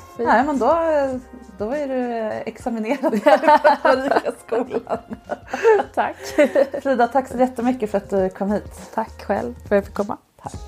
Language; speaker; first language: Swedish; native; Swedish